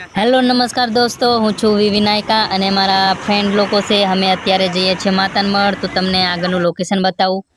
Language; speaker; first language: Gujarati; non-native, local second language; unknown